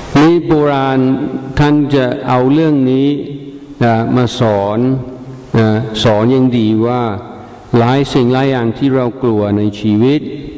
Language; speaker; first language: Thai; non-native, fluent; English